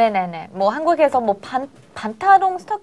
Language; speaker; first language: Korean; non-native, fluent; English